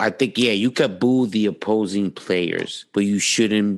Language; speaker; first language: English; early bilingual, other home language; Spanish